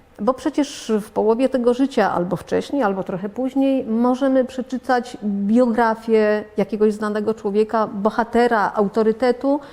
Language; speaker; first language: Polish; native; Polish